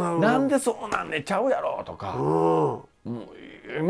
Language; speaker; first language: Japanese; native; Japanese